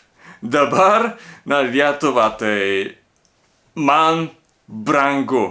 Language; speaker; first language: Lithuanian; non-native, learner; Japanese